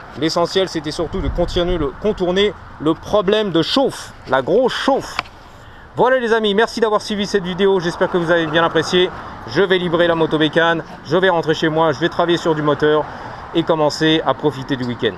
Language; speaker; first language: French; native; French